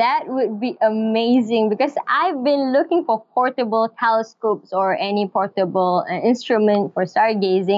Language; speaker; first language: English; non-native, local second language; Malay